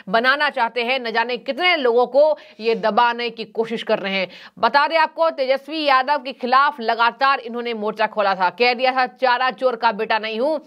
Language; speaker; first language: Hindi; native; Hindi